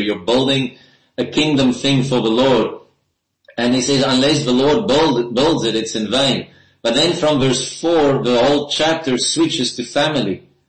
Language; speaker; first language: English; non-native, local second language; Afrikaans